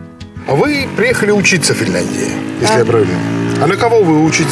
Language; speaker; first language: Russian; non-native, fluent; Finnish